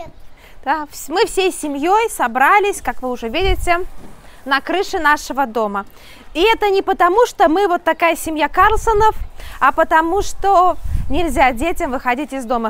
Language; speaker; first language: Russian; native; Russian